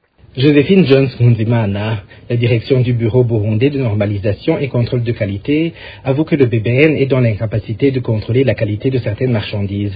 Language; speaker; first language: French; non-native, local second language; Rundi